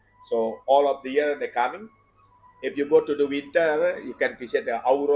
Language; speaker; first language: English; non-native, learner; Indonesian